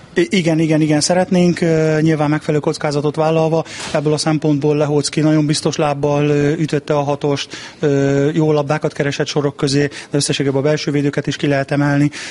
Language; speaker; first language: Hungarian; native; Hungarian